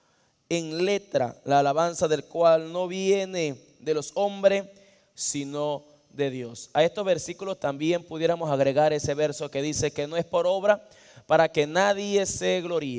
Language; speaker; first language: Spanish; native; Spanish